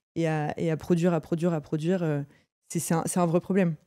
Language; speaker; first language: French; native; French